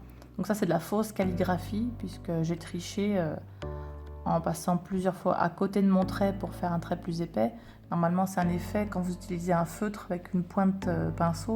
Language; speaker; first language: French; native; French